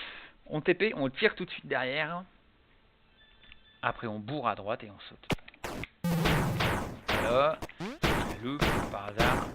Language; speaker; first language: French; native; French